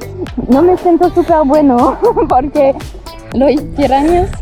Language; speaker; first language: Spanish; non-native, learner; French